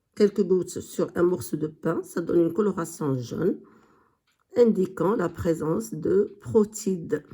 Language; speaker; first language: French; non-native, local second language; Arabic